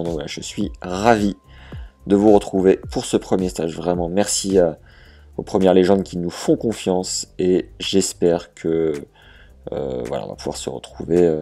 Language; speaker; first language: French; native; French